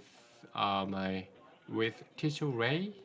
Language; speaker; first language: English; non-native, learner; Korean